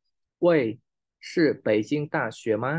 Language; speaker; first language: Chinese; non-native, learner; Khmer